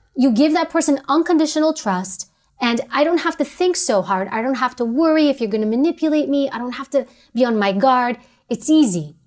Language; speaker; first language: English; native; English